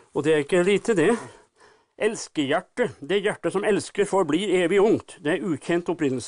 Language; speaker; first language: Norwegian; native; Norwegian